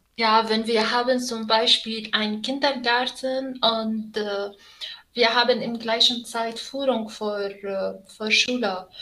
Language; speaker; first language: German; non-native, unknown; Arabic